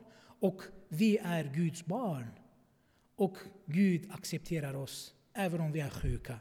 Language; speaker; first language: Swedish; non-native, fluent; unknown